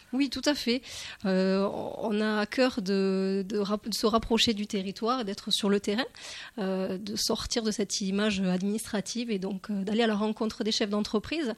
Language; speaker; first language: French; native; French